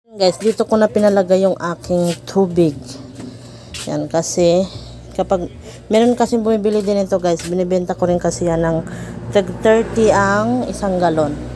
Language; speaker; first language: Filipino; non-native, local second language; Surigaonon